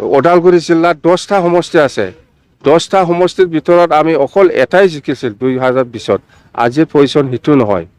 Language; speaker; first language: Assamese; non-native, local second language; Bodo